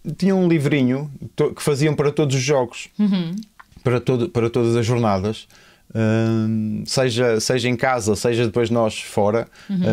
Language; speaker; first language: Portuguese; native; Portuguese